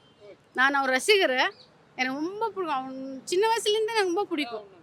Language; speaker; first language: Tamil; non-native, local second language; Kannada